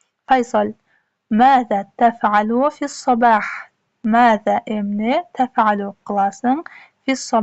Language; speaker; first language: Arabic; non-native, fluent; Uzbek